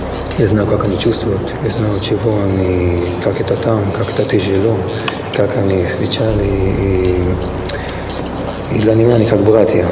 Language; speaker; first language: Russian; early bilingual, heritage; Russian